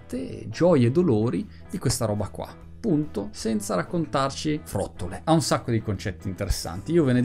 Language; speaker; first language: Italian; native; Italian